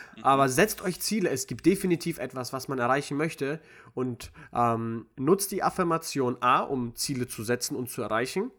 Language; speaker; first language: German; early bilingual, other home language; Russian